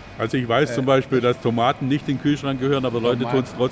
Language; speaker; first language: German; native; German